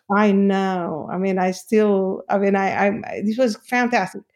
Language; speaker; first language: English; non-native, fluent; Portuguese